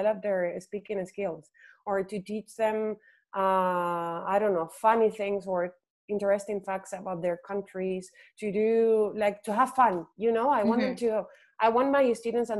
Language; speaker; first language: English; non-native, fluent; Spanish